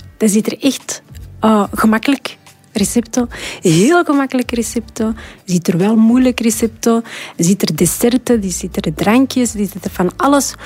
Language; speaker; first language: Dutch; non-native, fluent; Arabic